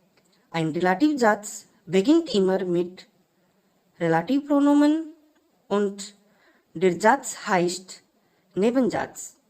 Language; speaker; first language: German; non-native, fluent; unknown